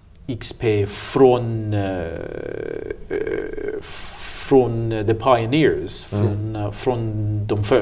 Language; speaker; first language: Swedish; non-native, learner; English